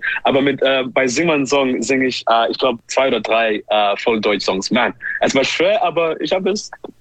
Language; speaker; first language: German; non-native, learner; English